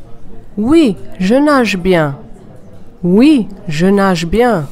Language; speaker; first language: French; non-native, fluent; English